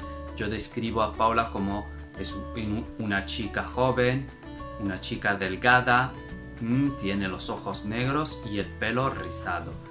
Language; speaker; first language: Spanish; non-native, fluent; Arabic